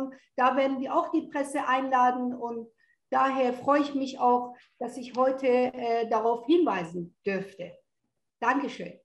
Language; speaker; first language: German; non-native, fluent; Persian